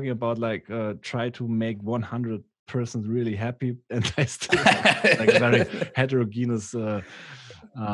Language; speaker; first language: English; non-native, fluent; German